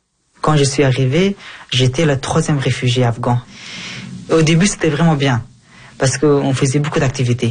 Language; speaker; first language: French; early bilingual, other home language; Persian